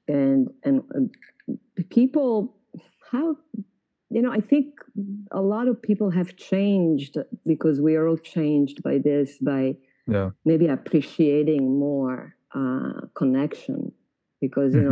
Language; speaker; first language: English; non-native, fluent; Italian